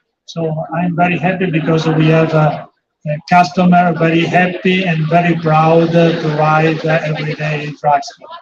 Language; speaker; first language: English; non-native, fluent; Italian